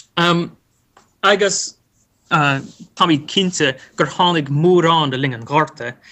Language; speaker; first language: Irish; non-native, fluent; English